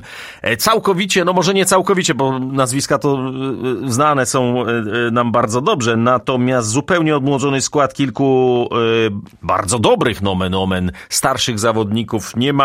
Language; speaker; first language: Polish; native; Polish